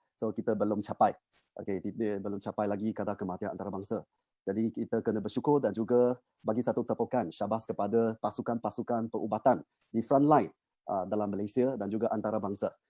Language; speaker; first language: Malay; non-native, local second language; Chinese